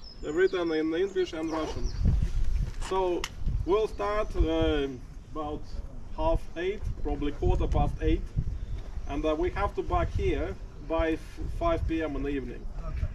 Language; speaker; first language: English; non-native, fluent; Russian